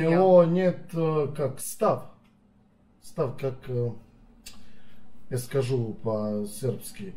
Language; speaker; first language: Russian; non-native, learner; Serbian